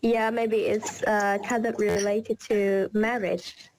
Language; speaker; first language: English; non-native, learner; Vietnamese